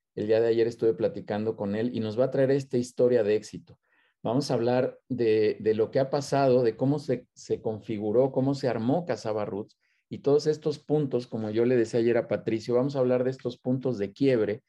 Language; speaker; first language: Spanish; native; Spanish